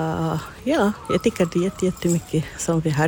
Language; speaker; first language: Swedish; non-native, fluent; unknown